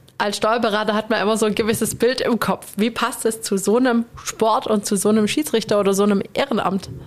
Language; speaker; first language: German; native; German